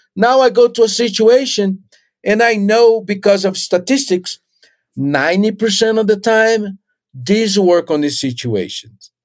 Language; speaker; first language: English; non-native, fluent; Portuguese